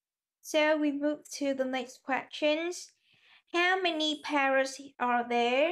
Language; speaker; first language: English; non-native, fluent; Vietnamese